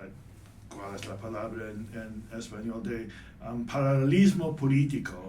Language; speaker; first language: Spanish; non-native, fluent; English